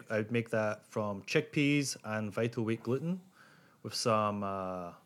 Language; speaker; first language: English; native; English